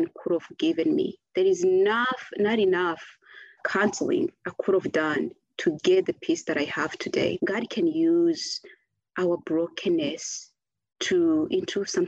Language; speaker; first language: English; non-native, local second language; Kinyarwanda